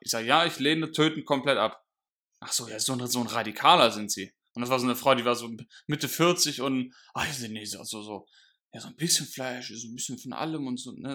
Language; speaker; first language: German; native; German